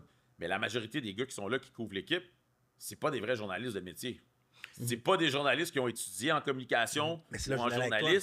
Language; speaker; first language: French; native; French